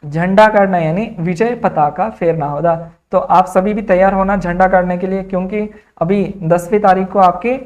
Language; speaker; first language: Hindi; non-native, local second language; Kannada